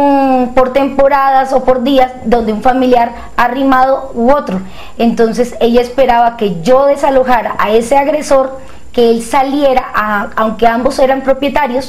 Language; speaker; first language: Spanish; native; Spanish